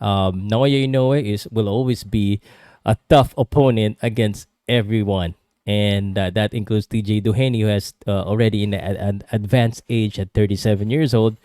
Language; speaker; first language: English; non-native, local second language; Filipino